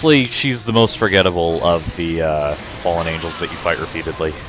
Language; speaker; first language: English; native; English